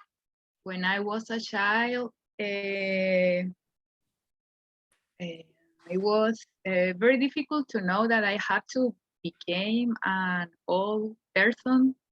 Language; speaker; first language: English; non-native, learner; Spanish